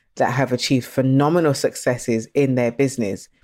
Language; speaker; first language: English; native; English